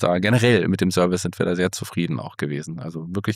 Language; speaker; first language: German; native; German